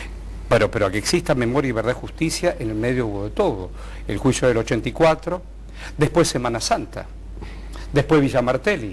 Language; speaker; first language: Spanish; native; Spanish